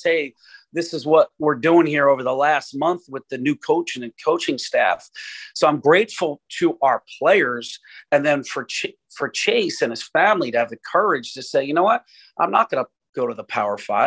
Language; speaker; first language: English; native; English